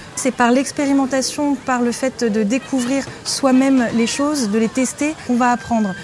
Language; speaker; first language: French; native; French